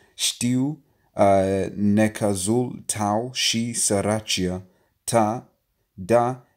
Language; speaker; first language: Romanian; non-native, learner; English